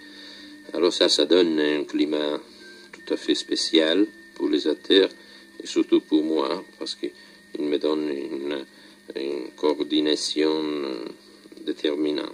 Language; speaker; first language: French; non-native, fluent; Italian